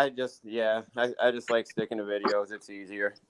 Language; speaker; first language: English; native; English